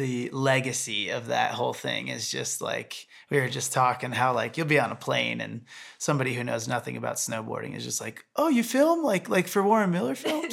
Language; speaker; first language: English; native; English